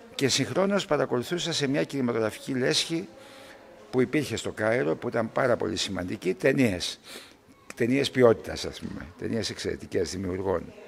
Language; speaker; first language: Greek; early bilingual, heritage; Greek